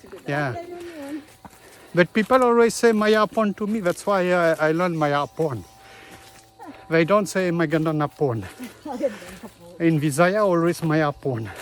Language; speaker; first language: English; non-native, learner; French